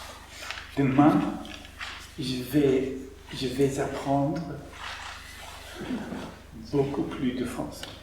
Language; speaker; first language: French; non-native, learner; English